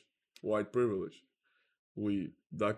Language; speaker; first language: French; non-native, learner; Russian